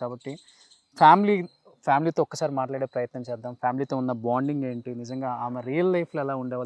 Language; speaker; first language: Telugu; native; Telugu